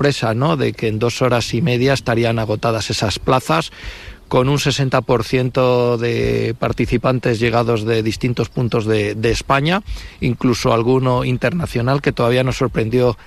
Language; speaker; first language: Spanish; native; Spanish